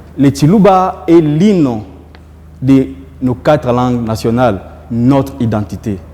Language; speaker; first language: French; non-native, local second language; Luba-Lulua